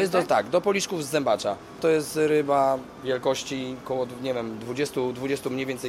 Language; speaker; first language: Polish; native; Polish